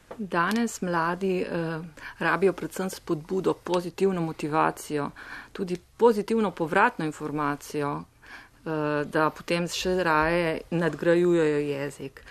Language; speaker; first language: Slovenian; native; Slovenian